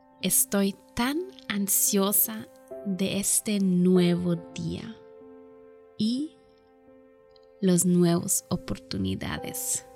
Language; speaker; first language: Spanish; non-native, fluent; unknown